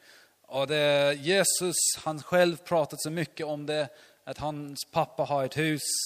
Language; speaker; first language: Swedish; non-native, learner; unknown